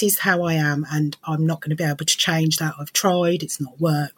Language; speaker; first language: English; native; English